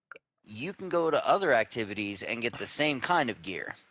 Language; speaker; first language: English; native; English